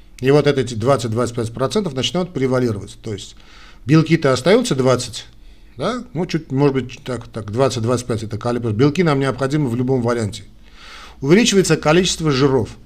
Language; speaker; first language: Russian; non-native, local second language; Armenian